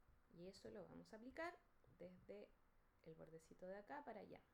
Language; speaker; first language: Spanish; native; Spanish